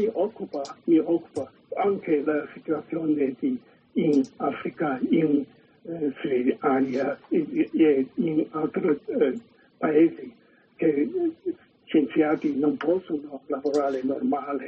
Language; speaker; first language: Italian; non-native, learner; Chinese